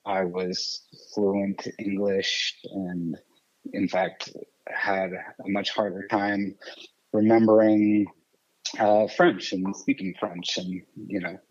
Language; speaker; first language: English; early bilingual, other home language; French